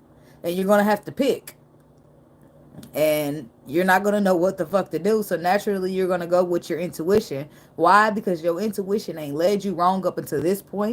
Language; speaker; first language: English; native; English